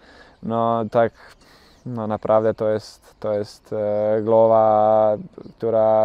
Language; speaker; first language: Polish; non-native, learner; Bosnian